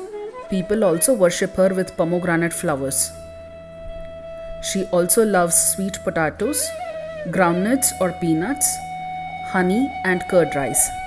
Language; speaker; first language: English; non-native, local second language; Kannada